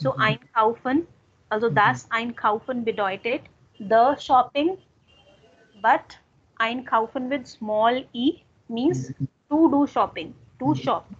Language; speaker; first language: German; non-native, fluent; Hindi